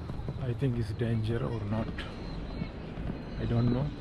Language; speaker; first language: English; non-native, learner; Urdu